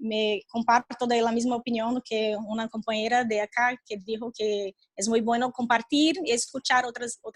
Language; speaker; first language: Spanish; non-native, fluent; Portuguese